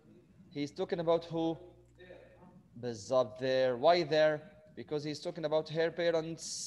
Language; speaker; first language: English; non-native, fluent; Arabic